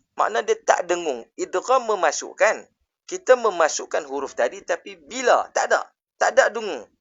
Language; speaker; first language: Malay; native; Malay